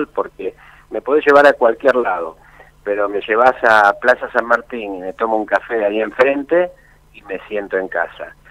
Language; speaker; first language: Spanish; native; Spanish